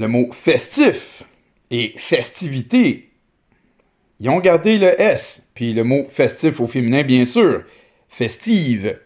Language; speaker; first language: French; native; French